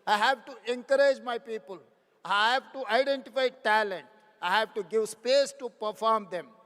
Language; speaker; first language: English; non-native, local second language; Telugu